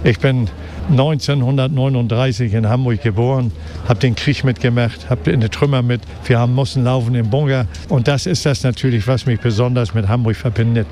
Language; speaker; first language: German; native; German